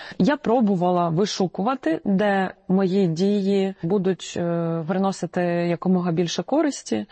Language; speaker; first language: Ukrainian; non-native, local second language; Russian